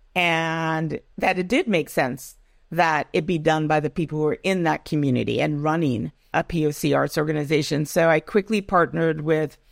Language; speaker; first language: English; non-native, local second language; Yoruba